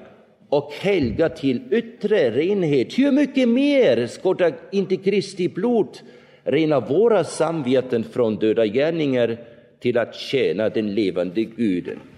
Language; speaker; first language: Swedish; non-native, fluent; German